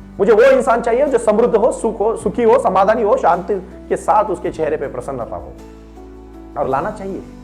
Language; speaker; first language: Hindi; non-native, local second language; Marathi